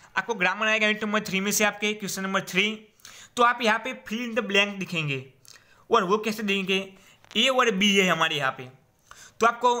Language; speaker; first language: Hindi; non-native, local second language; Gujarati